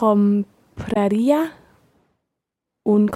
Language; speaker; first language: Spanish; non-native, learner; English